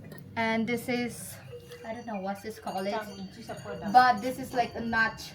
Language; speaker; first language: English; non-native, fluent; Indonesian